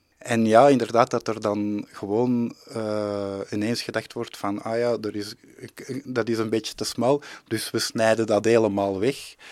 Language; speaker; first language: Dutch; native; Dutch